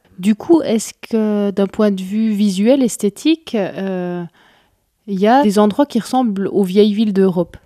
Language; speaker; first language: French; native; French